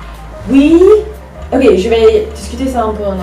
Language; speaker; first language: French; non-native, fluent; English